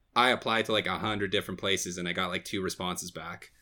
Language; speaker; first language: English; non-native, fluent; Portuguese